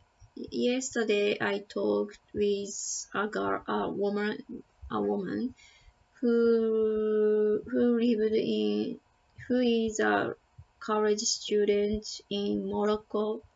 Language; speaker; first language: English; non-native, learner; Japanese